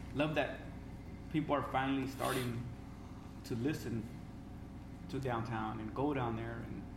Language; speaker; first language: English; native; English